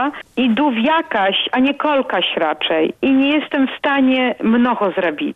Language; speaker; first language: Polish; non-native, local second language; Belarusian